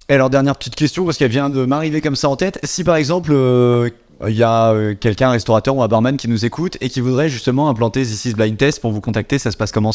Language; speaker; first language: French; native; French